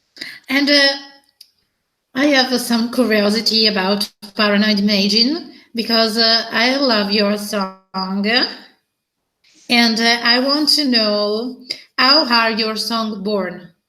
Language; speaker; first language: English; non-native, learner; Italian